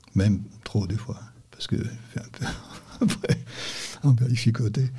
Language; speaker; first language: French; native; French